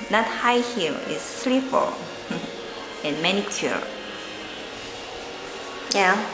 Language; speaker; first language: English; non-native, learner; Korean